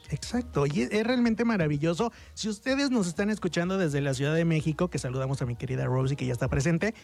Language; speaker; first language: Spanish; native; Spanish